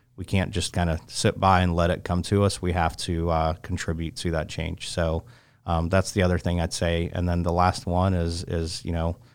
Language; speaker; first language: English; native; English